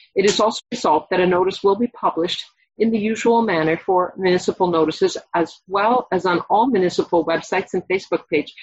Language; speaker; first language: English; native; English